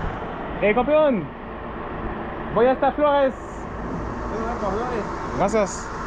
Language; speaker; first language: Spanish; non-native, learner; French